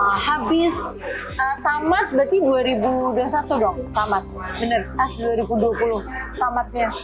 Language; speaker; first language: Indonesian; native; Indonesian